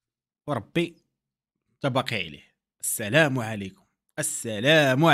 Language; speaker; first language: Arabic; native; Arabic